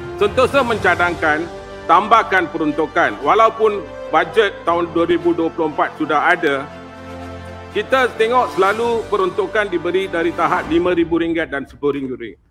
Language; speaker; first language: Malay; non-native, local second language; Tamil